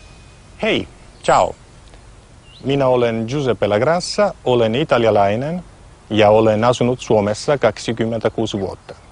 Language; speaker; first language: Finnish; non-native, fluent; Italian